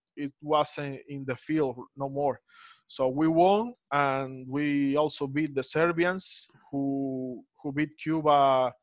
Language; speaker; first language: English; non-native, fluent; Spanish